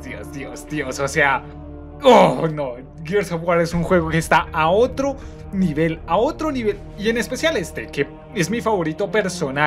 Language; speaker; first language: Spanish; native; Spanish